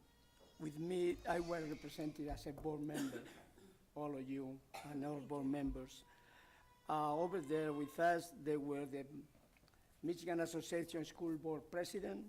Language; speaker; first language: English; non-native, fluent; Spanish